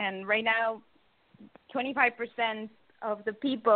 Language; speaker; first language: English; non-native, fluent; Spanish